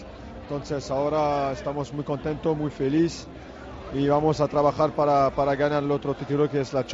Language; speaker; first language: Spanish; non-native, learner; French